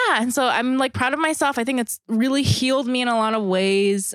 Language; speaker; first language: English; non-native, fluent; Korean